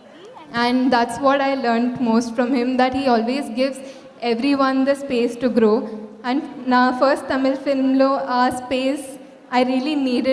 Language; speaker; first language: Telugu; non-native, local second language; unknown